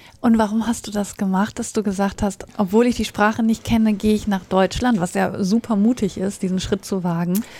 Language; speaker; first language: German; native; German